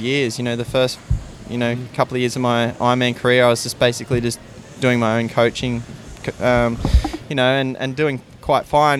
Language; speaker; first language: English; native; English